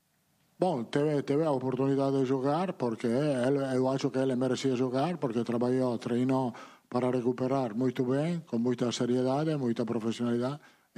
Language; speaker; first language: Portuguese; non-native, fluent; Italian